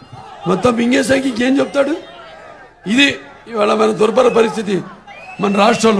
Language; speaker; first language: Telugu; native; Telugu